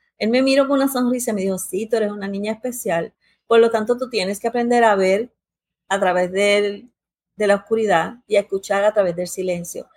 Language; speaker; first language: Spanish; early bilingual, heritage; Spanish